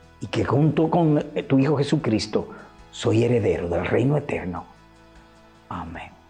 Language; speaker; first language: Spanish; native; Spanish